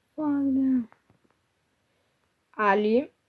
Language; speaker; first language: English; non-native, learner; Lithuanian